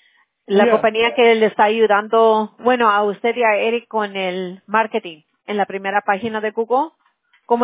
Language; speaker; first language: Spanish; early bilingual, heritage; Spanish